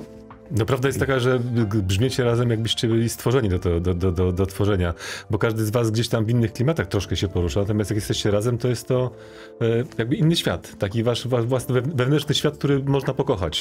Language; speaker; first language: Polish; native; Polish